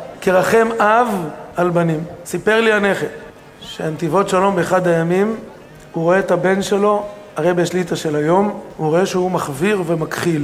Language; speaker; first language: Hebrew; native; Hebrew